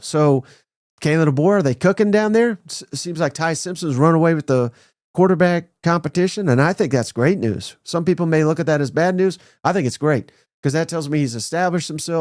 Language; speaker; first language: English; native; English